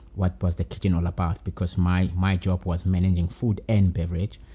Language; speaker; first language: English; non-native, local second language; Zulu